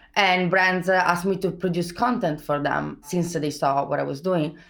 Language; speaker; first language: English; non-native, fluent; Italian